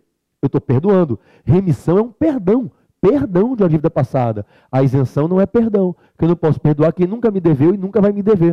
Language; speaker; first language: Portuguese; native; Portuguese